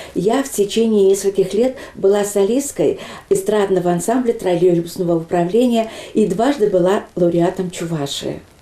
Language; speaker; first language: Russian; non-native, local second language; Chuvash